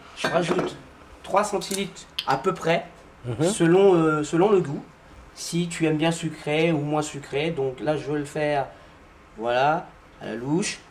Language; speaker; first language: French; native; French